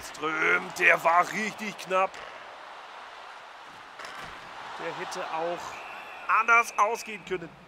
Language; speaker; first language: German; native; German